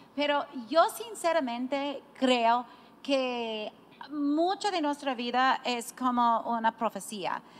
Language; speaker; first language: Spanish; non-native, fluent; English